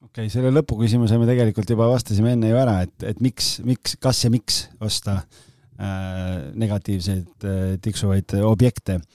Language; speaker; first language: Estonian; native; Estonian